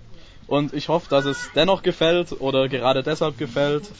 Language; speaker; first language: German; native; German